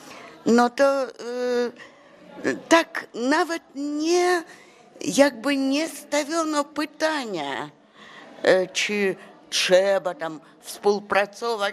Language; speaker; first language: Polish; non-native, fluent; Russian